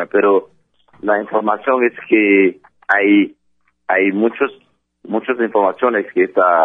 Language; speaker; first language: Spanish; non-native, fluent; Haitian Creole